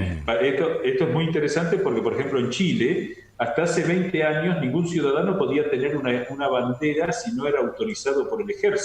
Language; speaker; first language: Spanish; native; Spanish